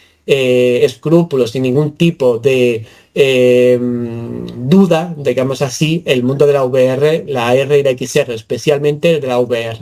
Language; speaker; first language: Spanish; native; Spanish